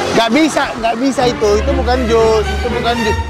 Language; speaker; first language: Indonesian; native; Indonesian